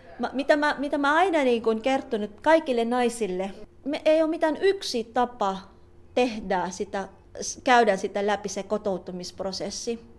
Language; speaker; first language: Finnish; non-native, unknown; Filipino